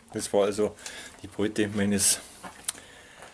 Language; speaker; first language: German; native; German